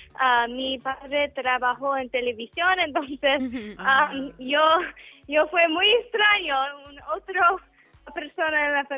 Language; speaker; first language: Spanish; non-native, learner; English